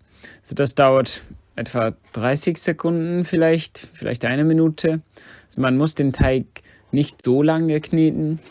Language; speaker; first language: German; non-native, fluent; English